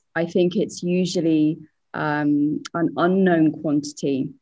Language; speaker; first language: English; native; English